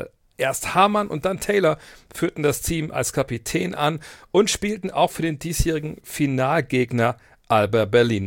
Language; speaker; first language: German; native; German